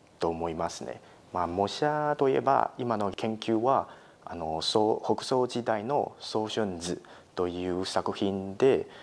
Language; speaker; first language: Japanese; non-native, fluent; Chinese